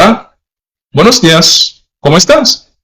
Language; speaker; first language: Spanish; non-native, learner; English